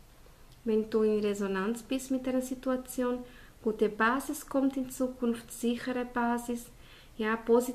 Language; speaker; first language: German; non-native, fluent; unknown